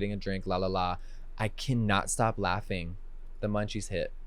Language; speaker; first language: English; native; English